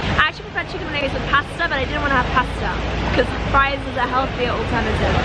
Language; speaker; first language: English; native; English